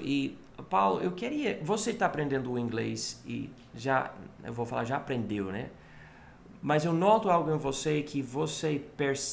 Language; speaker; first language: Portuguese; non-native, fluent; English